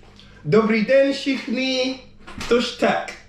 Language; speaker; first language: Czech; non-native, learner; English